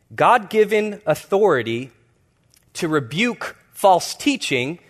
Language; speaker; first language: English; native; English